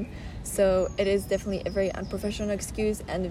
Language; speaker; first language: English; non-native, fluent; Polish